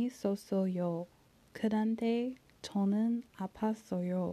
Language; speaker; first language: Korean; non-native, learner; English